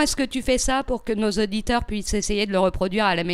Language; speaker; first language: French; native; French